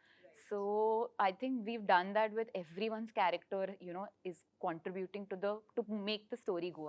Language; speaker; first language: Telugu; non-native, learner; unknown